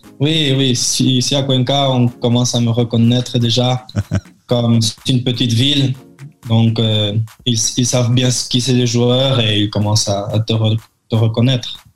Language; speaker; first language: French; early bilingual, heritage; French